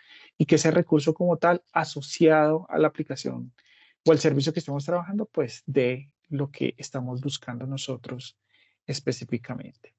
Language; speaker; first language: Spanish; native; Spanish